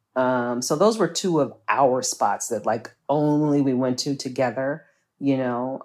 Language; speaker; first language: English; native; English